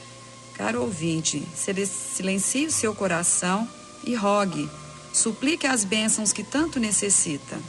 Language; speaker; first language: Portuguese; native; Portuguese